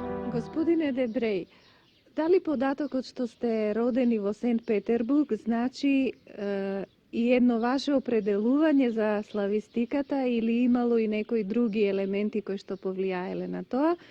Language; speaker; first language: Macedonian; native; Macedonian